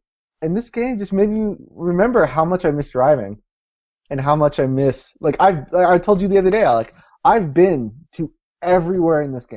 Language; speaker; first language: English; native; English